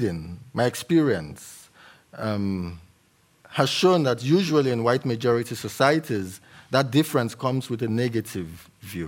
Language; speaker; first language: English; native; English